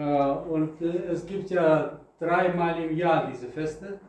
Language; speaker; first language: German; non-native, fluent; Russian